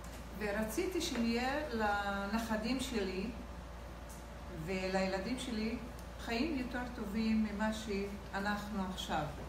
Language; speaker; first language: Hebrew; non-native, local second language; Arabic